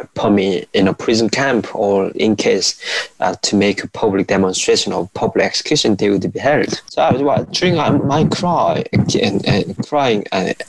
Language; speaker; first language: English; non-native, fluent; Korean